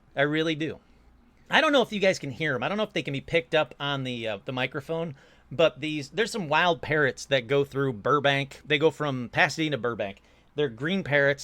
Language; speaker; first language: English; native; English